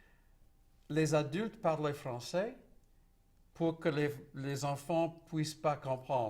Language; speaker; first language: French; non-native, local second language; English